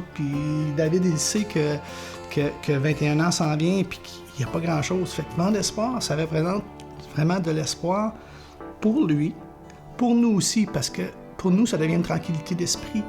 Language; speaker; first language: French; native; French